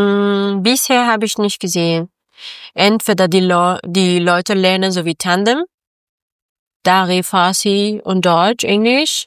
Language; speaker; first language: German; non-native, fluent; Persian